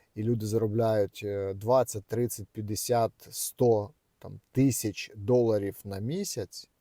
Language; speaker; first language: Ukrainian; non-native, local second language; Russian